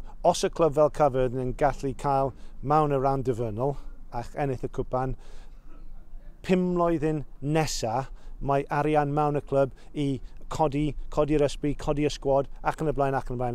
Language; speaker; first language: Welsh; non-native, local second language; English